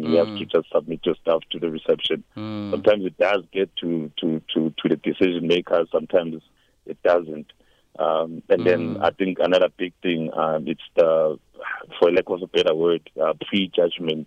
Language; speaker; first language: English; non-native, local second language; Zulu